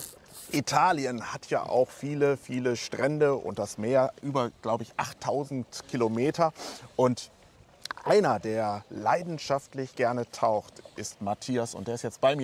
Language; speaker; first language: German; native; German